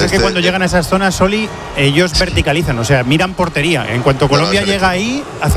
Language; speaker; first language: Spanish; native; Spanish